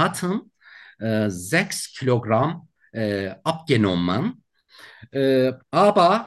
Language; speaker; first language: German; non-native, learner; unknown